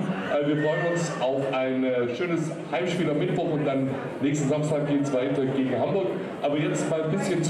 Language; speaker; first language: German; native; German